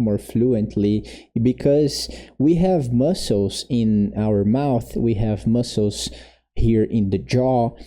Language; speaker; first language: English; non-native, fluent; Portuguese